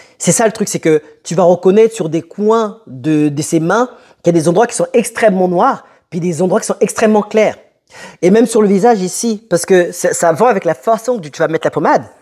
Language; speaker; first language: French; early bilingual, other home language; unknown